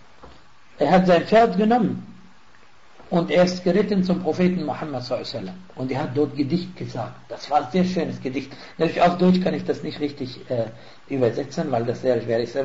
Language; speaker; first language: German; non-native, fluent; Arabic